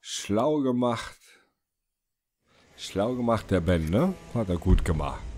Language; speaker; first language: German; native; German